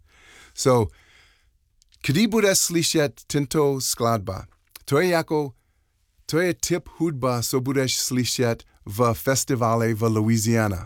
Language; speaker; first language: Czech; non-native, learner; English